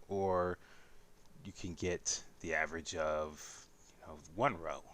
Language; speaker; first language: English; native; English